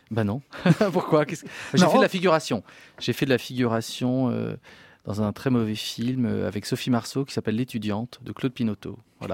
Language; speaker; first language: French; native; French